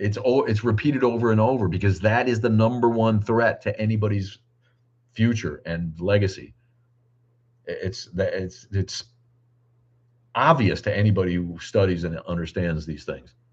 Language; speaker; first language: English; native; English